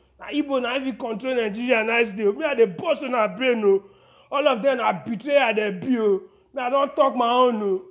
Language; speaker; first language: Nigerian Pidgin; non-native, local second language; Yoruba